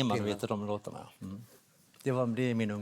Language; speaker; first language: Swedish; native; Swedish